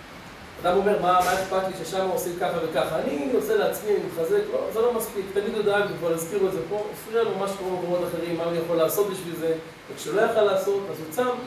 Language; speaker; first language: Hebrew; native; Hebrew